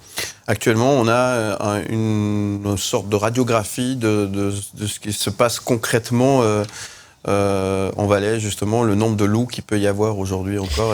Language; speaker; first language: French; native; French